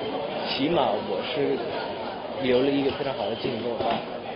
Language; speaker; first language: Chinese; non-native, local second language; Cantonese